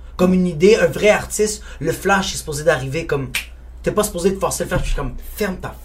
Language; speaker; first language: French; native; French